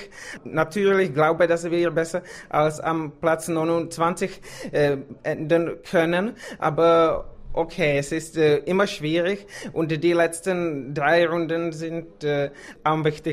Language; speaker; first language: German; non-native, fluent; Czech